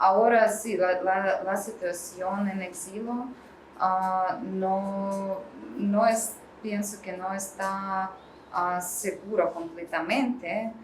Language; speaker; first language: Spanish; non-native, learner; Russian